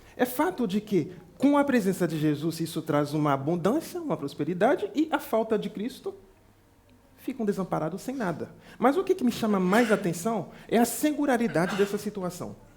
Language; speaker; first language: Portuguese; non-native, fluent; French